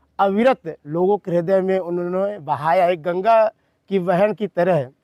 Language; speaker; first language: Hindi; non-native, local second language; Gujarati